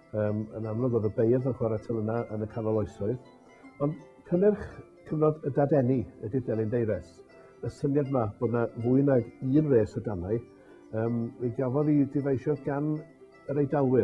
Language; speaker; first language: Welsh; native; Welsh